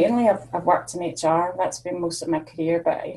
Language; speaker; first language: English; native; English